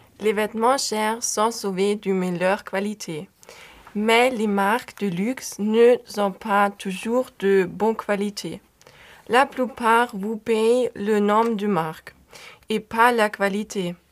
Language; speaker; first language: French; non-native, learner; German